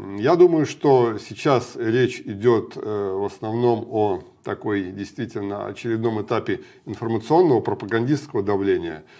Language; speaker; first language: Russian; native; Russian